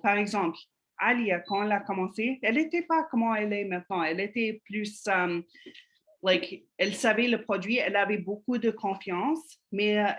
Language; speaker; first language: French; non-native, fluent; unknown